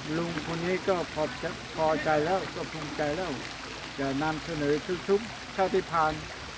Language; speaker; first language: Thai; non-native, local second language; Hmong